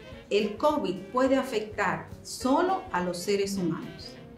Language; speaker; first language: Spanish; native; Spanish